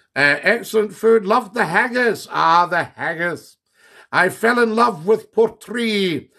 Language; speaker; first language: English; native; English